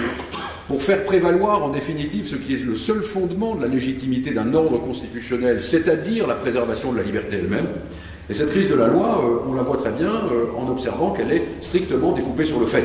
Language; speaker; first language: French; native; French